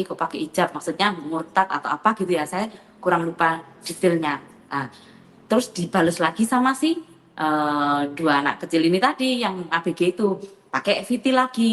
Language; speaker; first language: Indonesian; native; Indonesian